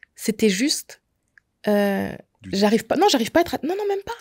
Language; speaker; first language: French; native; French